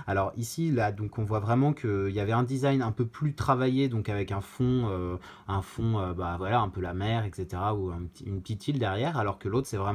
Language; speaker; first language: French; native; French